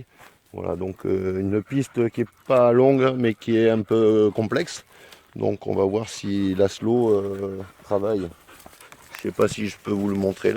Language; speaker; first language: French; native; French